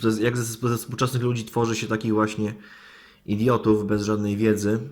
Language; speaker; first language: Polish; native; Polish